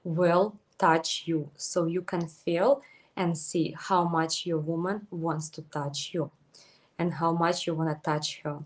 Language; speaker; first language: English; non-native, fluent; Ukrainian